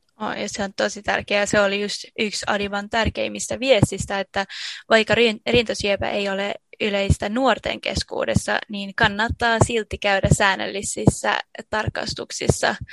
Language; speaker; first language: Finnish; native; Finnish